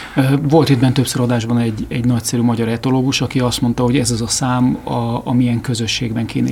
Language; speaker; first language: Hungarian; native; Hungarian